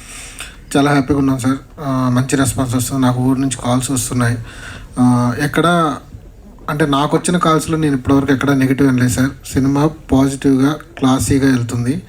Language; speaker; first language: Telugu; native; Telugu